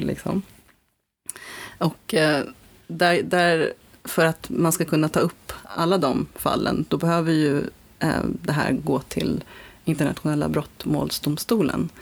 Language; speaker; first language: Swedish; native; Swedish